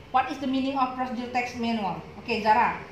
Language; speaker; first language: English; non-native, learner; Indonesian